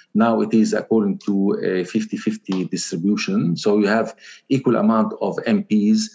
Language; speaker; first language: English; non-native, fluent; Arabic